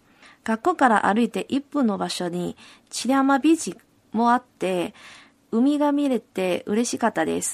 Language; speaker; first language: Japanese; non-native, fluent; Cantonese